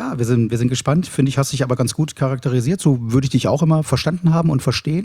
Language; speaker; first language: German; native; German